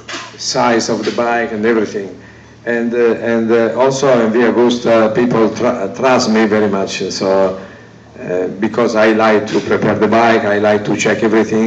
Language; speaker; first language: English; non-native, learner; Italian